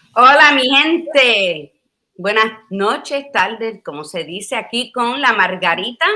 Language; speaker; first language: Spanish; early bilingual, heritage; Spanish